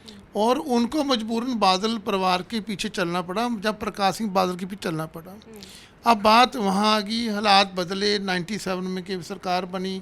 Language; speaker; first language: Hindi; non-native, local second language; Punjabi